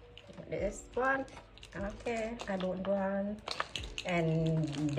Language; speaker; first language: English; non-native, learner; Vietnamese